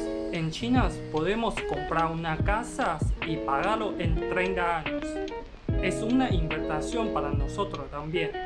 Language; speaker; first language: Spanish; non-native, learner; Chinese